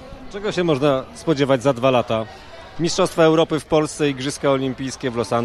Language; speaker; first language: Polish; native; Polish